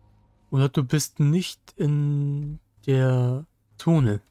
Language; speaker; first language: German; native; German